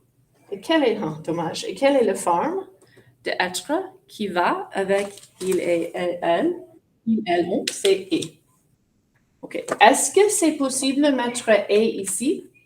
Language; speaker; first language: French; non-native, fluent; English